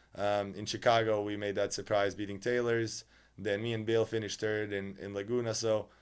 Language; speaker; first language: English; non-native, fluent; Serbian